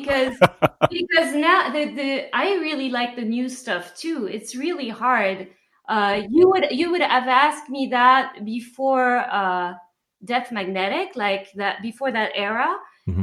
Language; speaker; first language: English; non-native, fluent; French